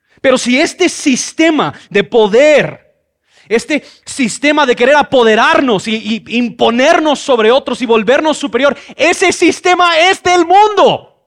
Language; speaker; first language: Spanish; non-native, fluent; English